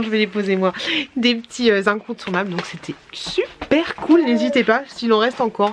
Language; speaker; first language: French; native; French